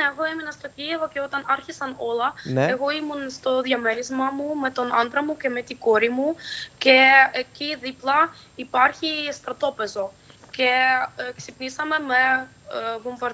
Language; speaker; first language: Greek; non-native, fluent; Ukrainian